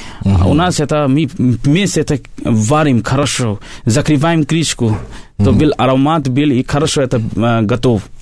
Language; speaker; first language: Russian; non-native, learner; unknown